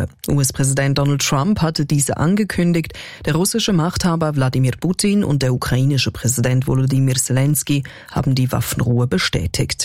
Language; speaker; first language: German; native; German